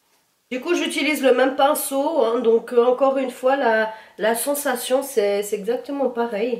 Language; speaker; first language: French; native; French